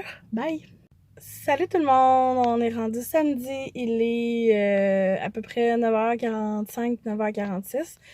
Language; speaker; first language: French; native; French